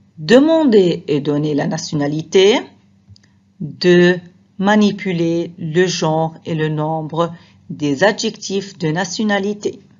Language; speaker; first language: French; non-native, fluent; Arabic